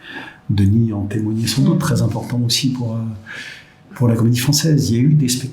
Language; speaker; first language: French; native; French